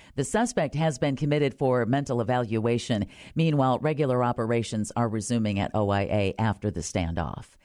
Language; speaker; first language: English; native; English